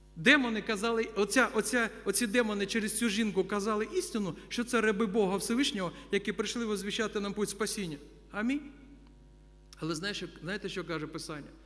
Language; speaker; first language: Ukrainian; non-native, local second language; Russian